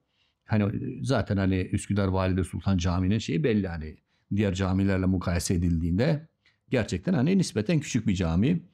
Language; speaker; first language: Turkish; native; Turkish